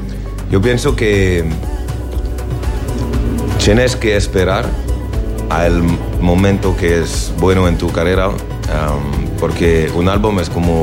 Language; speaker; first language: Spanish; non-native, learner; French